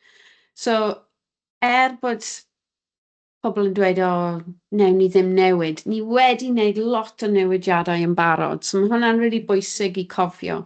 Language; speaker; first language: Welsh; native; Welsh